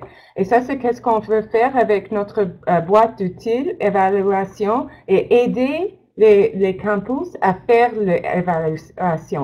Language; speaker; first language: French; non-native, learner; English